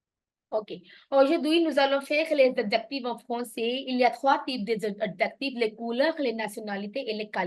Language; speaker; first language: French; non-native, fluent; Punjabi